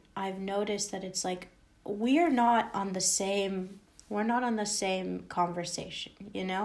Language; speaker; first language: English; native; English